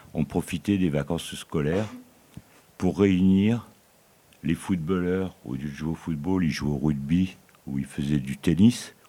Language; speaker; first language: French; native; French